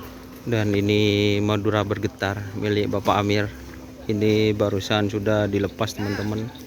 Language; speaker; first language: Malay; non-native, local second language; Madurese